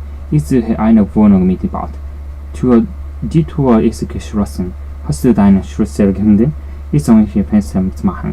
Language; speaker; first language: German; non-native, learner; Japanese